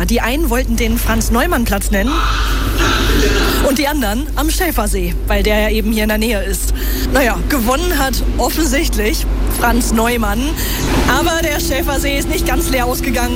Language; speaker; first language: German; native; German